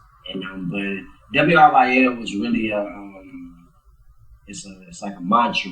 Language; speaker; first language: English; native; English